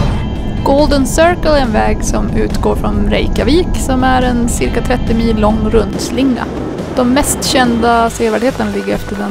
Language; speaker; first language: Swedish; native; Swedish